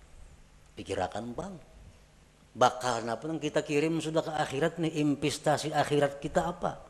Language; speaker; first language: Indonesian; non-native, local second language; Banjar